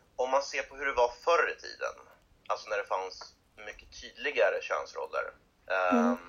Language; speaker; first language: Swedish; native; Swedish